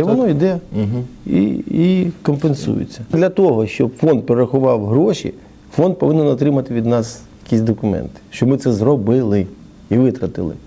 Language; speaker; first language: Ukrainian; native; Ukrainian